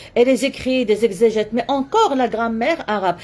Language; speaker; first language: French; non-native, local second language; Arabic